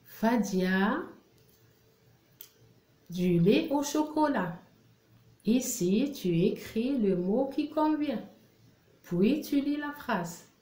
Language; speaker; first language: French; non-native, local second language; Arabic